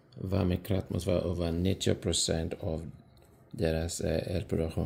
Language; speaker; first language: Swedish; non-native, fluent; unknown